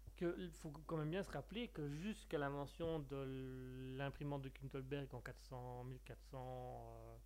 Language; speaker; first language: French; native; French